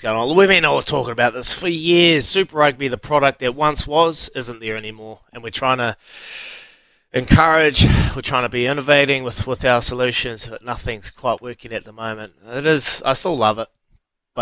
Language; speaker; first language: English; native; English